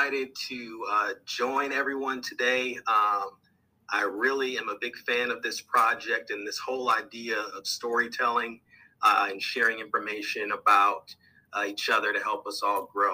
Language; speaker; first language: English; native; English